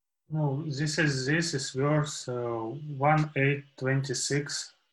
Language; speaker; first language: English; non-native, learner; Russian